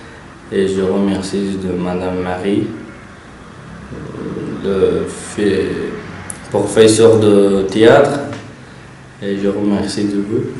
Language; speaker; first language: French; non-native, learner; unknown